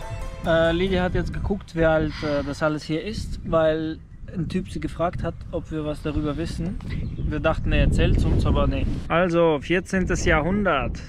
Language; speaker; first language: German; native; German